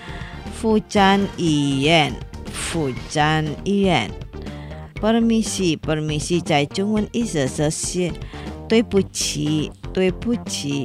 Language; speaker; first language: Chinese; non-native, learner; Indonesian